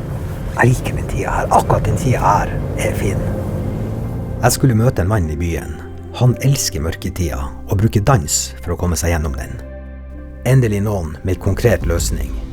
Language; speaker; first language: Norwegian; native; Norwegian